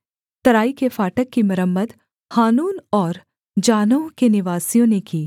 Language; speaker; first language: Hindi; native; Hindi